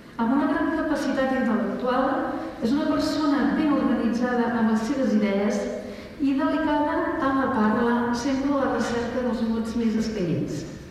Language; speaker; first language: Catalan; native; Catalan